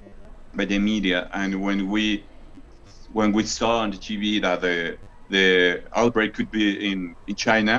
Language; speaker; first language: English; non-native, learner; Spanish